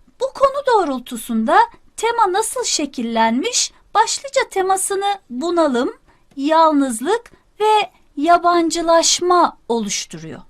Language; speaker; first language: Turkish; native; Turkish